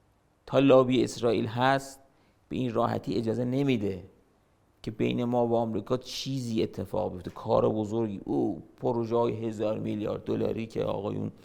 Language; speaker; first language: Persian; native; Persian